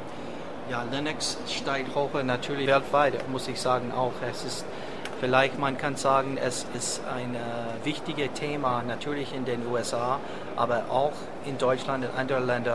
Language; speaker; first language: German; non-native, learner; English